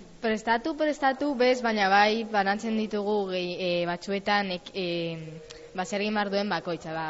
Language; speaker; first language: Basque; non-native, local second language; Spanish